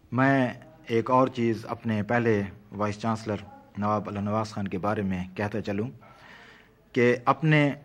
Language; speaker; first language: Urdu; non-native, local second language; Saraiki